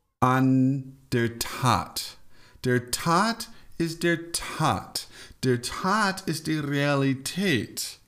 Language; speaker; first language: German; non-native, fluent; English